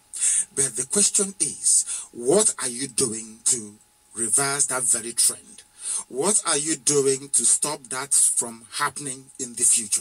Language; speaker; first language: English; non-native, local second language; Igbo